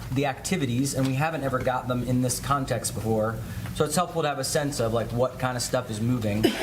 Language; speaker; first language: English; native; English